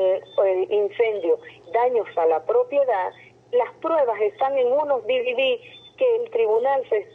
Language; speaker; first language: Spanish; native; Spanish